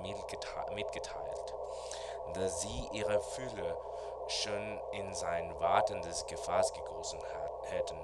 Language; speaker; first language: German; non-native, learner; Spanish